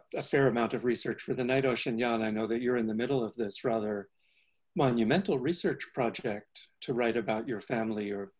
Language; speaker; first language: English; native; English